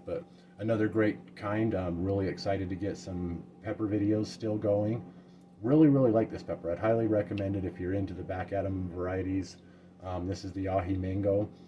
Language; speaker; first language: English; native; English